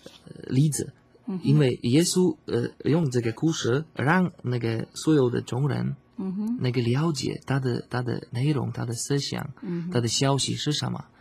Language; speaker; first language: Chinese; non-native, learner; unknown